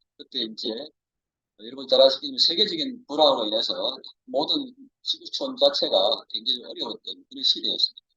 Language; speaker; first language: Korean; native; Korean